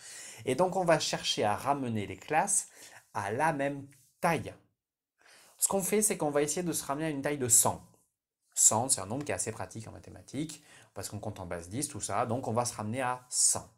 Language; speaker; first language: French; native; French